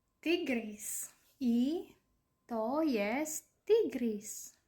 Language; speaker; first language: Polish; non-native, learner; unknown